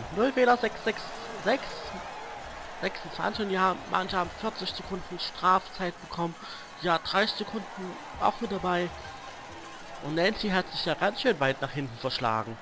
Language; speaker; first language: German; native; German